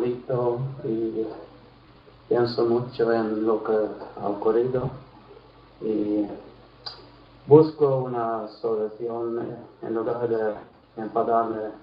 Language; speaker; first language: Spanish; non-native, learner; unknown